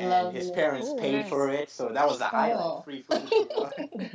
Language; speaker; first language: English; non-native, local second language; Shona